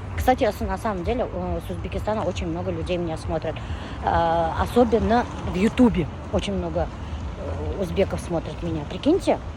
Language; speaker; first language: Russian; non-native, local second language; Bashkir